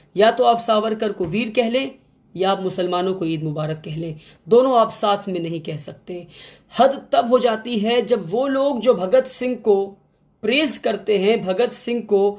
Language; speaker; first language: Hindi; non-native, local second language; Kannada